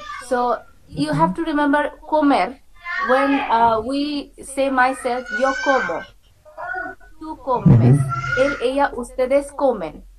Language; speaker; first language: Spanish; non-native, learner; Hindi